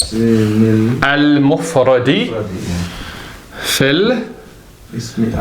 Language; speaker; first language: Arabic; non-native, fluent; English